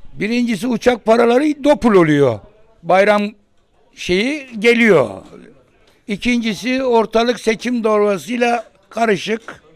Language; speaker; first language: Turkish; native; Turkish